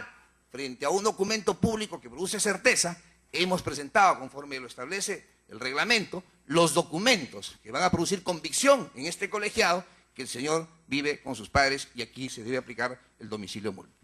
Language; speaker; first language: Spanish; native; Spanish